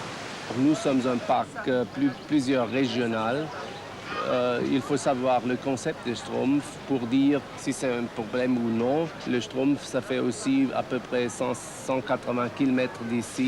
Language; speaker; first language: French; non-native, learner; German